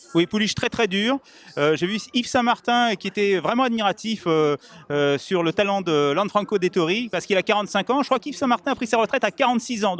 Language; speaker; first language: French; native; French